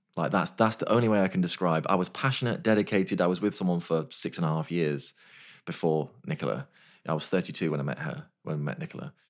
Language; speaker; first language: English; native; English